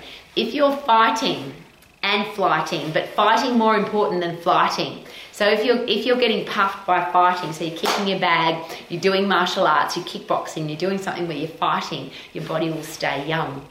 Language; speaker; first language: English; native; English